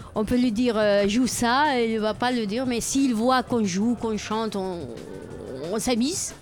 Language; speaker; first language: French; non-native, fluent; Spanish